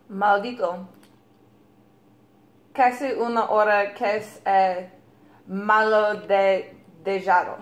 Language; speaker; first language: Spanish; non-native, learner; English